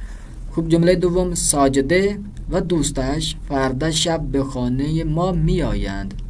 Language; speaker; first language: Persian; non-native, fluent; Urdu